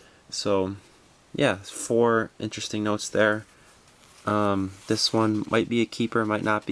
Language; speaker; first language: English; native; English